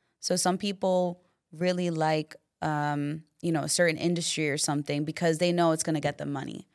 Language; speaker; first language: English; native; English